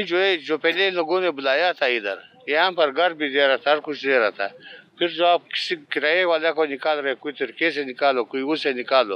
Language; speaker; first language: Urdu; non-native, local second language; Pashto